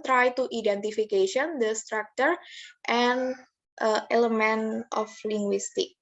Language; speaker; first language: English; non-native, learner; Indonesian